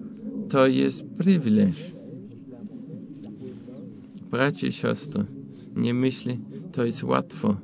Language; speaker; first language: Polish; non-native, fluent; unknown